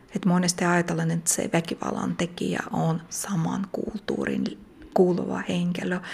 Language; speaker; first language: Finnish; non-native, fluent; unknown